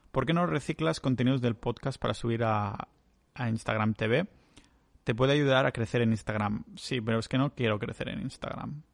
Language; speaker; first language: Spanish; native; Spanish